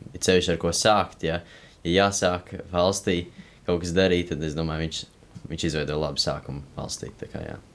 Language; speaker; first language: Latvian; native; Latvian